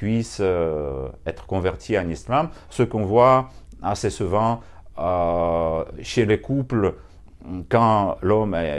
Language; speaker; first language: French; non-native, fluent; Russian